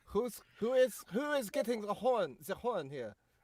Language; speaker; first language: English; native; English